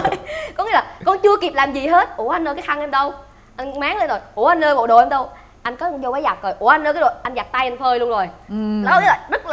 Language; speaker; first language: Vietnamese; native; Vietnamese